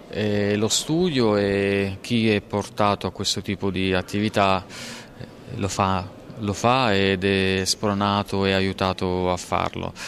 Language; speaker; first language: Italian; native; Italian